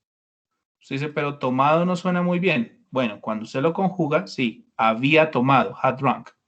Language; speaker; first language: Spanish; non-native, fluent; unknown